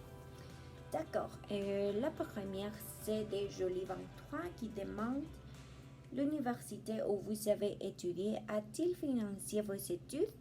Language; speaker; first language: French; non-native, learner; Spanish